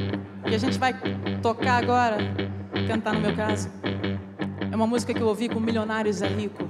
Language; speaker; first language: Portuguese; native; Portuguese